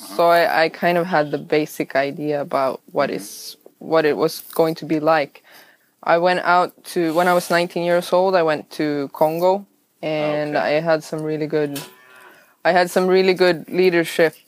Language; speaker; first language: English; non-native, fluent; Swedish